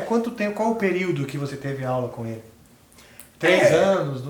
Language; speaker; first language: Portuguese; native; Portuguese